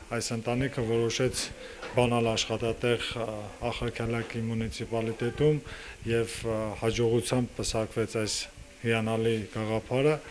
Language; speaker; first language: Armenian; native; Armenian